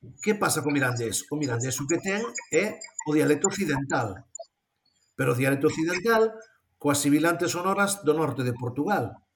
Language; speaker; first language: Galician; native; Galician